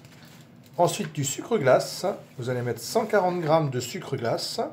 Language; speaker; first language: French; native; French